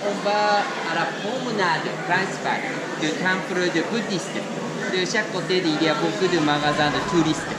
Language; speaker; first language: French; non-native, learner; Japanese